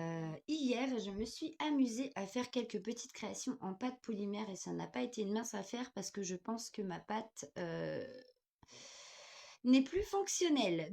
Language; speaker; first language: French; native; French